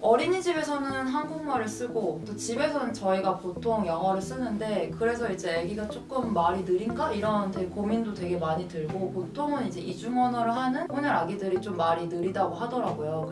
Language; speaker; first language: Korean; native; Korean